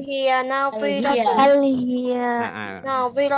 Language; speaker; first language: Arabic; non-native, learner; Indonesian